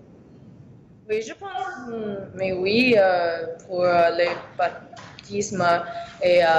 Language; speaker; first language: French; non-native, learner; English